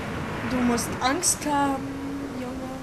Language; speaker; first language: German; native; German